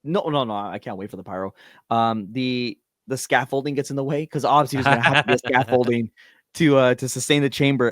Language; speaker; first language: English; native; English